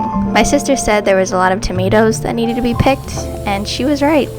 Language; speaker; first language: English; native; English